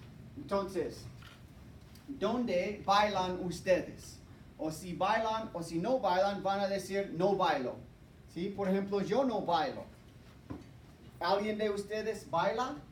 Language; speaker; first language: Spanish; non-native, fluent; English